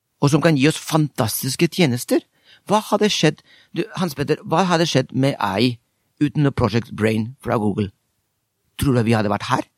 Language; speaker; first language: Norwegian; non-native, fluent; Spanish